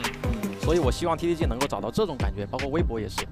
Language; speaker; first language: Chinese; native; Chinese